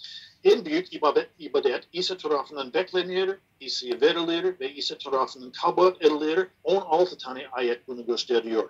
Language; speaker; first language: Turkish; non-native, fluent; English